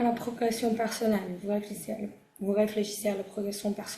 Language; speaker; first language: French; non-native, local second language; Arabic